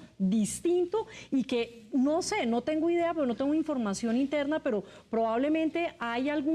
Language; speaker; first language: Spanish; native; Spanish